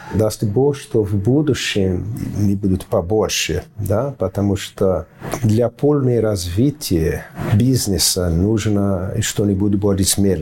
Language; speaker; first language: Russian; non-native, fluent; Portuguese